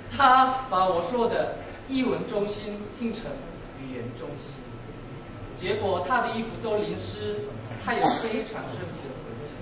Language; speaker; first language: Chinese; non-native, learner; Korean